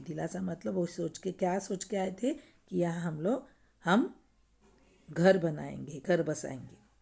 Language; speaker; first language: Hindi; non-native, local second language; Marathi